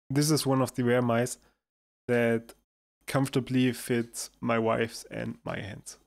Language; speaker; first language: English; non-native, fluent; German